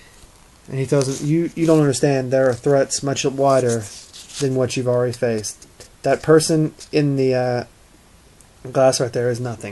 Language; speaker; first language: English; native; English